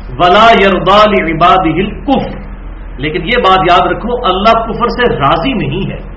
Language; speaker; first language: Urdu; non-native, local second language; Punjabi